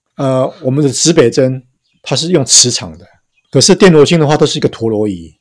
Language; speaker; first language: Chinese; native; Chinese